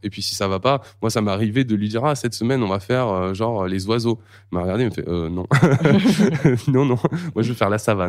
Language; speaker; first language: French; native; French